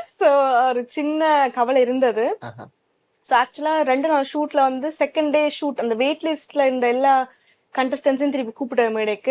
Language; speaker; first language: Tamil; early bilingual, heritage; Tamil